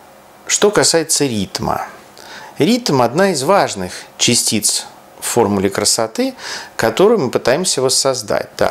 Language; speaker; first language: Russian; native; Russian